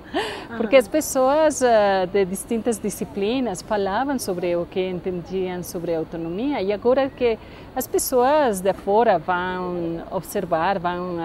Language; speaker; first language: Portuguese; non-native, fluent; Spanish